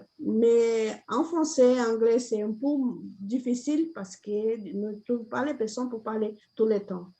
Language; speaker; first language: French; non-native, learner; Portuguese